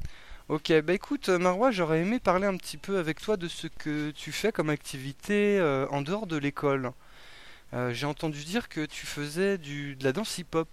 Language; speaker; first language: French; native; French